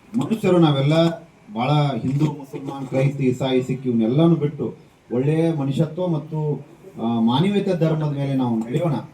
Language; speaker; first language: Kannada; native; Kannada